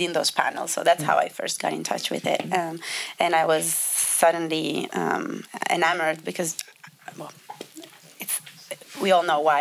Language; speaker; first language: English; non-native, fluent; Italian